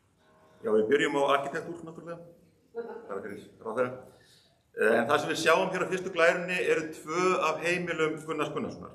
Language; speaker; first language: Icelandic; native; Icelandic